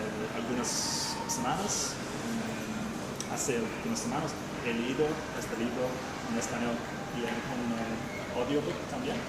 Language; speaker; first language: Spanish; non-native, learner; English